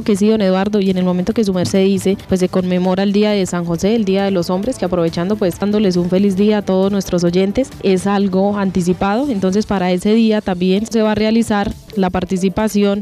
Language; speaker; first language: Spanish; native; Spanish